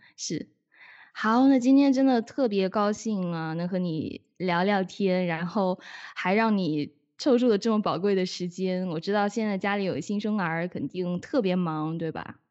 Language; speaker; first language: Chinese; native; Chinese